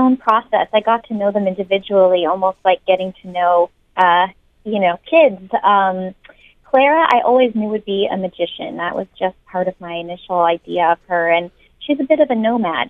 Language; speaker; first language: English; native; English